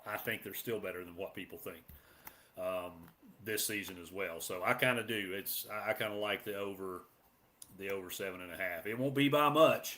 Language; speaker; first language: English; native; English